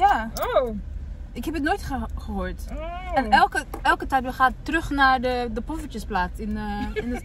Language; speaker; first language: Dutch; early bilingual, heritage; Dutch